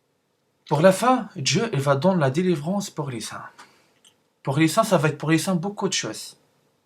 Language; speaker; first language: French; non-native, learner; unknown